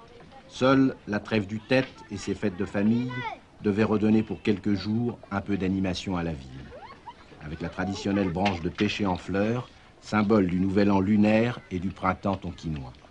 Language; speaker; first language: French; native; French